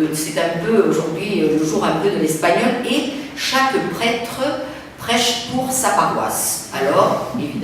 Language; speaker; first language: French; non-native, fluent; Spanish